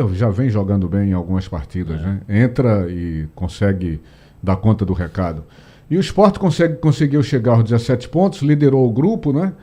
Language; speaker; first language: Portuguese; native; Portuguese